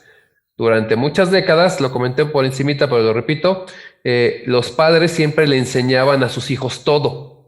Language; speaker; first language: Spanish; native; Spanish